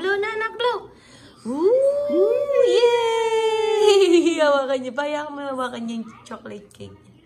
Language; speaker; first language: Filipino; native; Filipino